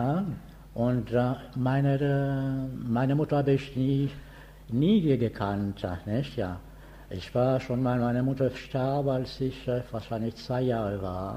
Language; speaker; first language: German; non-native, fluent; Haitian Creole